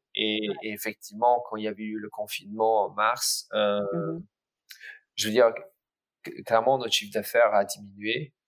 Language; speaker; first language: French; early bilingual, other home language; English